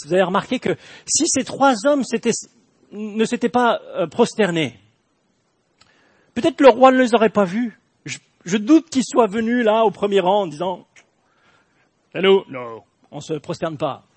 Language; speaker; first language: French; native; French